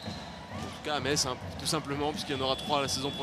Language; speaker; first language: French; native; French